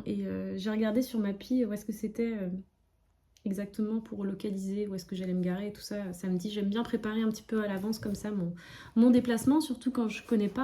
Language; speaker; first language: French; native; French